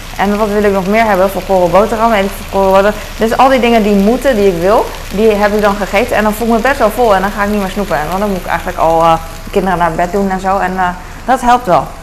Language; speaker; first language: Dutch; early bilingual, other home language; Cantonese